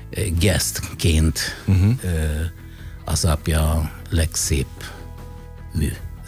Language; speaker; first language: Hungarian; non-native, fluent; Italian